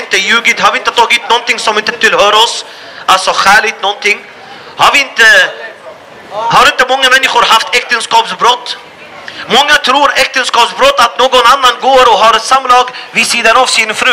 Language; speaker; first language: Swedish; non-native, fluent; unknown